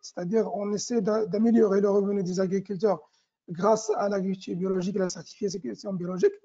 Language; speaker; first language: French; non-native, local second language; Arabic